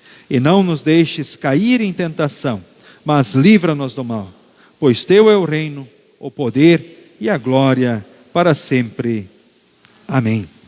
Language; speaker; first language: Portuguese; native; Portuguese